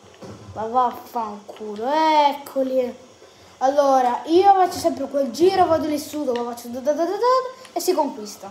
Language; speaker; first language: Italian; native; Italian